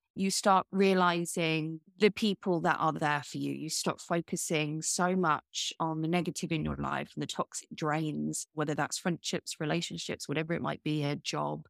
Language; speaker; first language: English; native; English